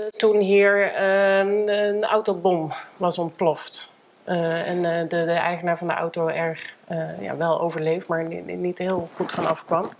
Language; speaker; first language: Dutch; native; Dutch